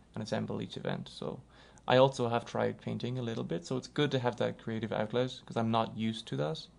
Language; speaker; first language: English; native; English